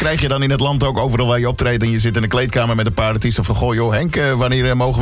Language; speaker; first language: Dutch; native; Dutch